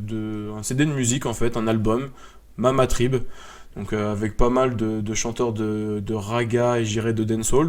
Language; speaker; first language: French; native; French